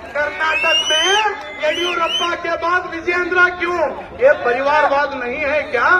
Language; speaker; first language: Hindi; non-native, local second language; Kannada